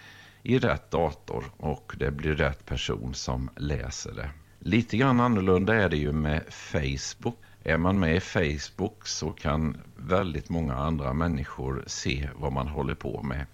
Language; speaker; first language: Swedish; native; Swedish